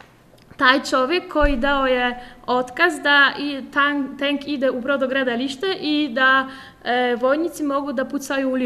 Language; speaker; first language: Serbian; non-native, fluent; Polish